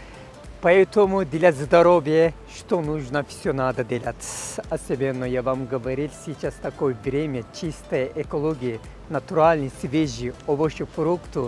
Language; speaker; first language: Russian; non-native, fluent; Turkish